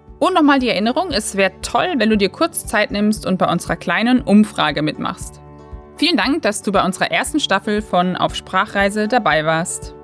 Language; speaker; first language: German; native; German